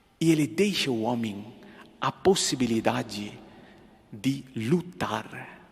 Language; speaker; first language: Portuguese; non-native, fluent; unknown